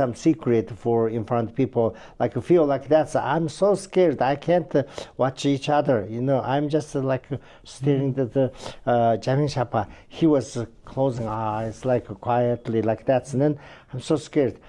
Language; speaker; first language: English; non-native, learner; Tibetan